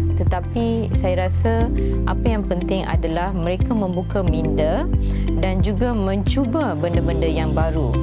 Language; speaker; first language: Malay; non-native, local second language; Tamil